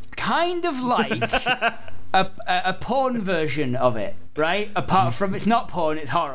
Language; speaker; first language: English; native; English